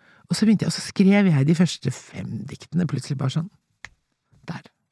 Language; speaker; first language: Norwegian; native; Norwegian